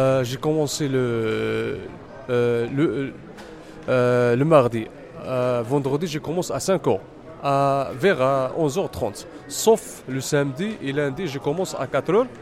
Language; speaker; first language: French; non-native, learner; Arabic